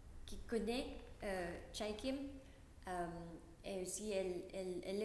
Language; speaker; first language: French; non-native, learner; English